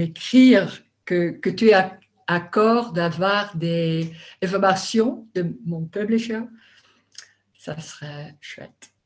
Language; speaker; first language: French; non-native, learner; Dutch